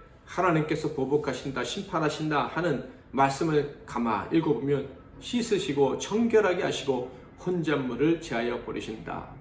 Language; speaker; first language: Korean; native; Korean